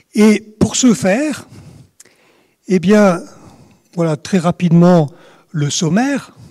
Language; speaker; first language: French; native; French